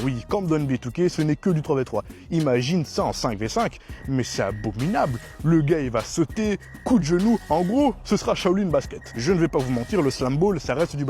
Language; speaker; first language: French; native; French